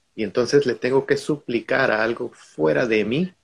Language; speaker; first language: Spanish; native; Spanish